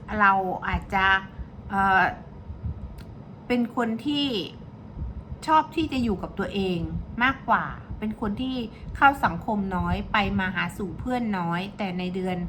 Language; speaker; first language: Thai; native; Thai